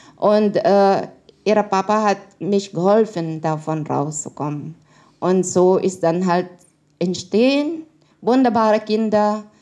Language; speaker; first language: German; non-native, learner; Filipino